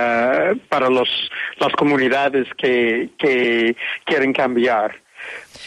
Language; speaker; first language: Spanish; non-native, fluent; English